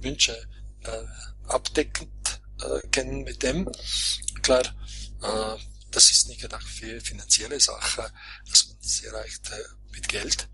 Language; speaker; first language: German; non-native, fluent; Croatian